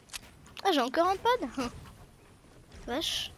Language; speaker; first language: French; native; French